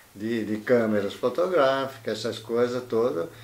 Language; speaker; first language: Portuguese; native; Portuguese